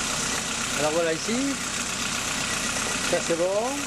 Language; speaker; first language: French; native; French